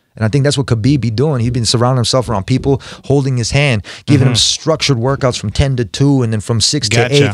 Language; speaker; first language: English; native; English